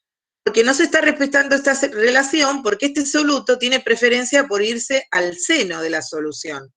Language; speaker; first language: Spanish; native; Spanish